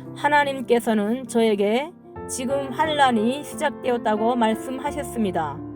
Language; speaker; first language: Korean; native; Korean